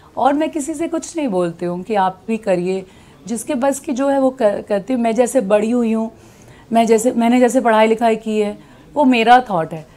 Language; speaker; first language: Hindi; native; Hindi